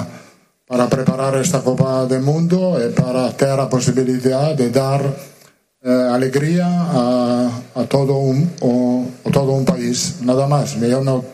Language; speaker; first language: Portuguese; non-native, learner; Spanish